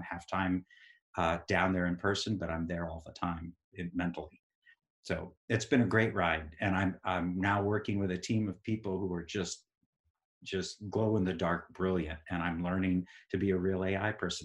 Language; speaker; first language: English; native; English